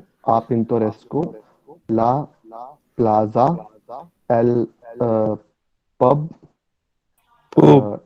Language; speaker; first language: Spanish; non-native, learner; Hindi